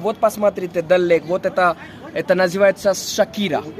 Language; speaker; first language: Russian; non-native, learner; Kashmiri